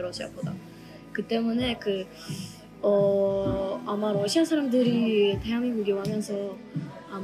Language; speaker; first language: Korean; early bilingual, other home language; Russian